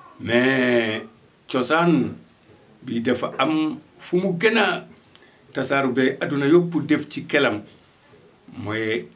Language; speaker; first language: Wolof; non-native, local second language; Fula